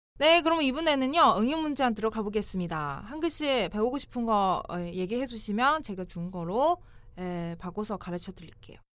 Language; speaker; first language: Korean; non-native, fluent; Chinese